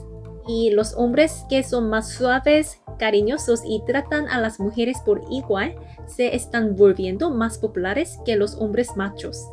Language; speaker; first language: Spanish; non-native, fluent; Korean